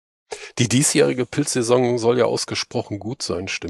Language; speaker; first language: German; native; German